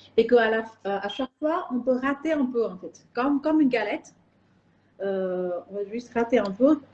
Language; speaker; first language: French; non-native, fluent; Vietnamese